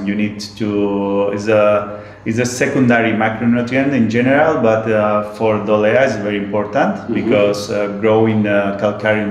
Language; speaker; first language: English; non-native, learner; Spanish